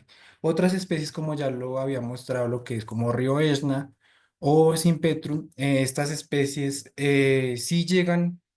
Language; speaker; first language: Spanish; native; Spanish